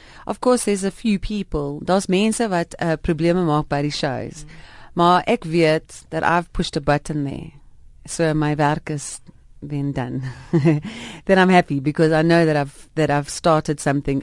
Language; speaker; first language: English; non-native, local second language; Afrikaans